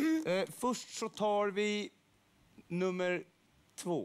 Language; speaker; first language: Swedish; native; Swedish